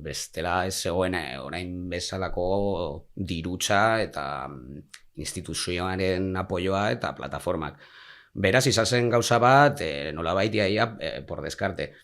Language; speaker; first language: Basque; non-native, local second language; Spanish